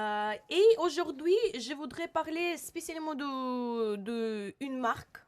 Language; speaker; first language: French; non-native, learner; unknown